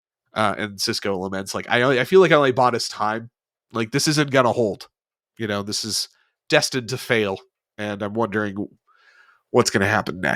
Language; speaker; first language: English; native; English